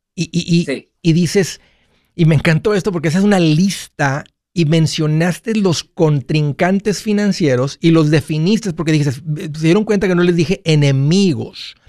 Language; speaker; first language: Spanish; early bilingual, heritage; Spanish